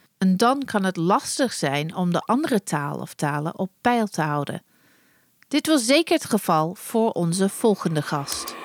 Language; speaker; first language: Dutch; non-native, fluent; English